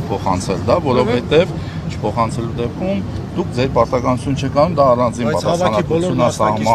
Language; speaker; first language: Armenian; native; Armenian